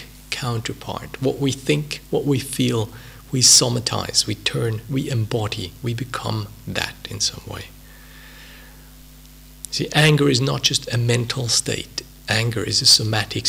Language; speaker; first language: English; non-native, fluent; Swiss German